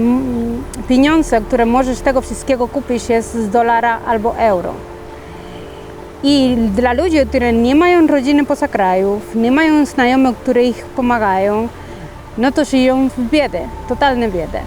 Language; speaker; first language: Polish; non-native, fluent; Spanish